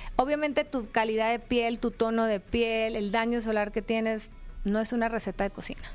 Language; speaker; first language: Spanish; native; Spanish